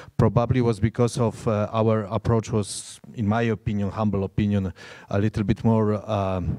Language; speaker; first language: English; non-native, fluent; Polish